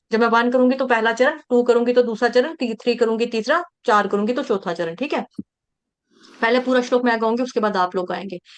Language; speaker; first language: Hindi; native; Hindi